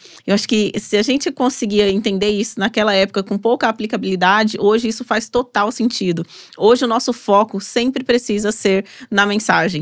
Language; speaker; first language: Portuguese; native; Portuguese